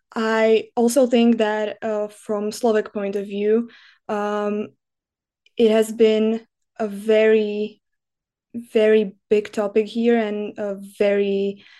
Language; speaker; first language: English; non-native, fluent; Slovak